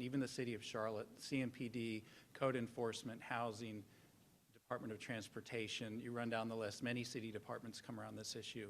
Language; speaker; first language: English; native; English